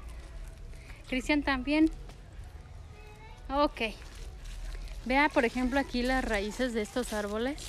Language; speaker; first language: Spanish; native; Spanish